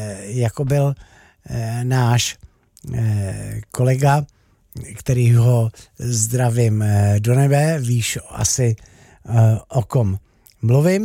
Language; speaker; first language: Czech; native; Czech